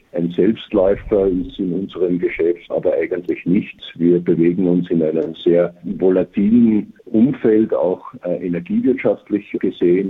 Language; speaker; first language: German; native; German